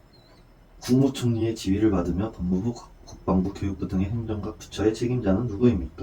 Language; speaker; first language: Korean; native; Korean